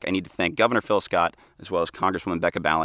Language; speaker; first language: English; native; English